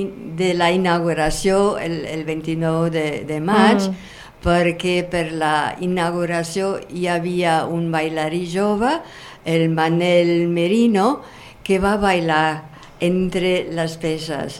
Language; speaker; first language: Catalan; non-native, fluent; German